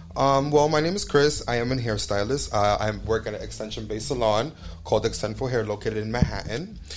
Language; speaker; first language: English; native; English